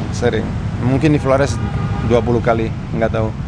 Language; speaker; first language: Indonesian; non-native, learner; Italian